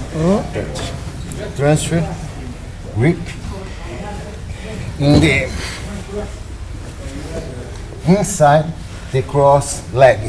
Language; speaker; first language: English; non-native, learner; Portuguese